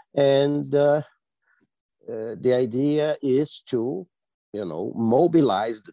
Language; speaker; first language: English; non-native, fluent; Portuguese